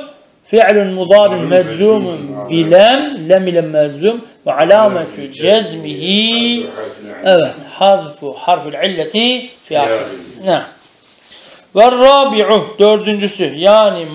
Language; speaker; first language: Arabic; non-native, fluent; Turkish